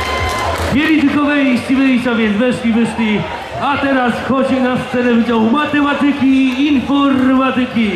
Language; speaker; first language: Polish; native; Polish